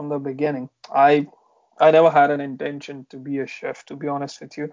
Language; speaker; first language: English; non-native, local second language; Marathi